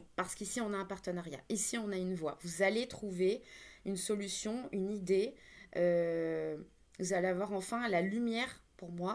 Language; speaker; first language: French; native; French